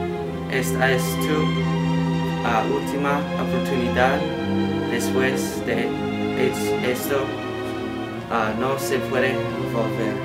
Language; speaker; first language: Spanish; non-native, learner; English